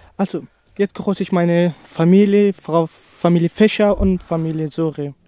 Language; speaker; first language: German; non-native, learner; Persian